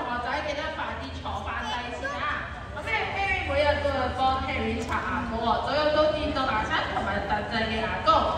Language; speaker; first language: Chinese; native; Chinese